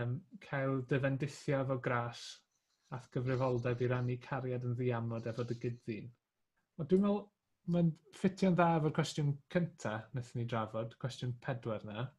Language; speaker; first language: Welsh; native; Welsh